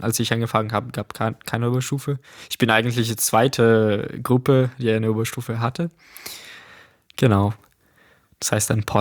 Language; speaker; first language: German; non-native, fluent; Portuguese